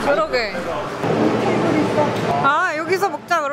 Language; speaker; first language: Korean; native; Korean